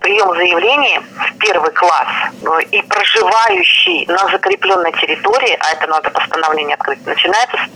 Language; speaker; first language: Russian; native; Russian